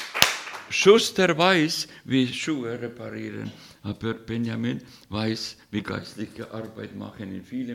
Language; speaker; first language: German; non-native, fluent; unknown